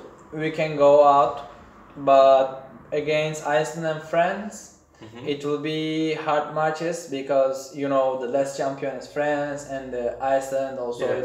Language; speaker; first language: English; non-native, learner; Turkish